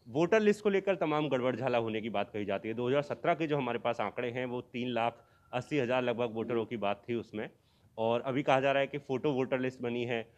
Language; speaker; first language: Hindi; native; Hindi